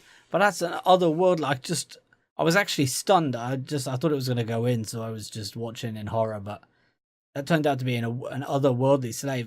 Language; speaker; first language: English; native; English